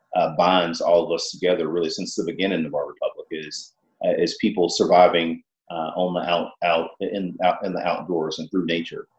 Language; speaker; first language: English; native; English